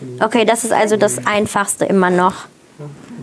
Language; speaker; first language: German; native; German